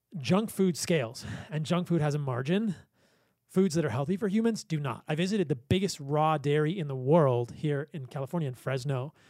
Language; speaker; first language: English; native; English